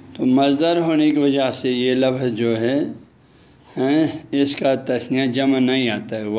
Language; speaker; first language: Urdu; non-native, local second language; Balti